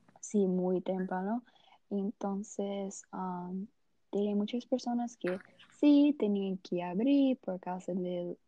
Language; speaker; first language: Spanish; non-native, learner; Portuguese